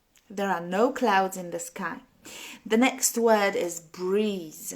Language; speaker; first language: English; non-native, fluent; Polish